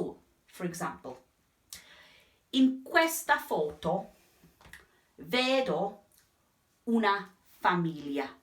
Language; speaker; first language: Italian; non-native, fluent; English